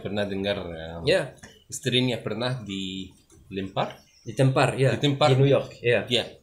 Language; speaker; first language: Indonesian; non-native, learner; French